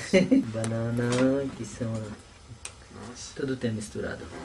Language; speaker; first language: Portuguese; non-native, learner; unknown